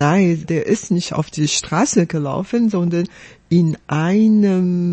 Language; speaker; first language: German; non-native, fluent; Chinese